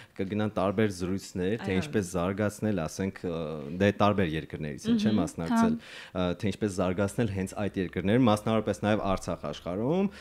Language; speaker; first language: Armenian; native; Armenian